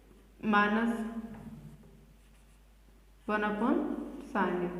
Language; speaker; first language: Hindi; native; Hindi